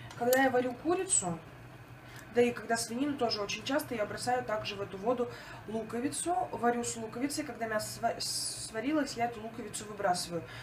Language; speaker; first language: Russian; native; Russian